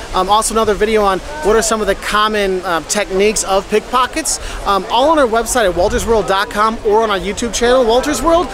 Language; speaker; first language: English; native; English